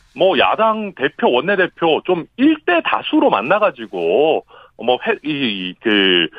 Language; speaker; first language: Korean; native; Korean